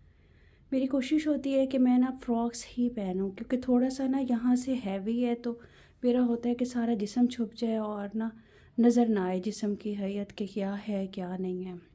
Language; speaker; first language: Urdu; non-native, local second language; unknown